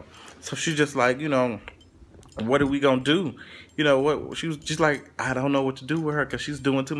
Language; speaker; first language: English; native; English